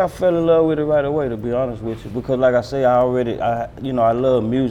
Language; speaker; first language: English; native; English